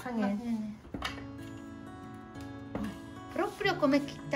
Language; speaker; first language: Italian; non-native, fluent; Japanese